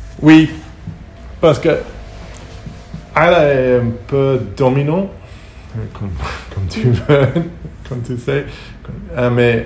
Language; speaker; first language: French; non-native, learner; Hebrew